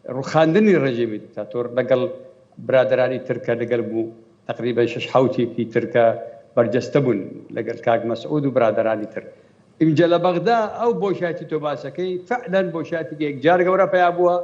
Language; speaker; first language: Central Kurdish; non-native, local second language; Assyrian Neo-Aramaic